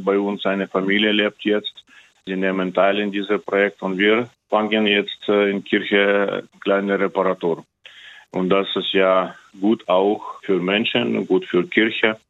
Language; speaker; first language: German; non-native, fluent; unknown